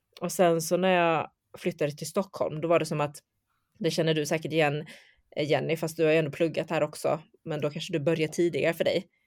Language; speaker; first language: Swedish; early bilingual, other home language; Chinese